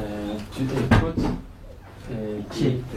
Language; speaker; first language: French; non-native, learner; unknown